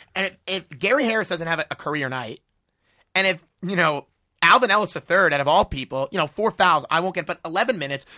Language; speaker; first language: English; native; English